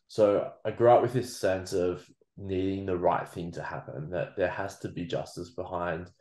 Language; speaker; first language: English; native; English